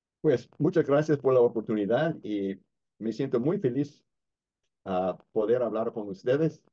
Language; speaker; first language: Spanish; non-native, fluent; English